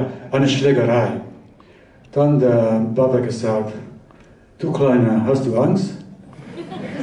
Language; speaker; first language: German; early bilingual, heritage; Italian